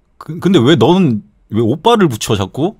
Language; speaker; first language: Korean; native; Korean